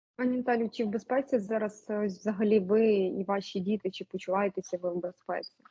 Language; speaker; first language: Ukrainian; native; Ukrainian